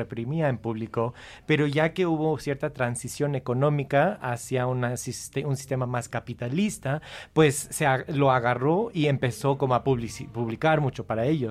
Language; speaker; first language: Spanish; early bilingual, heritage; Spanish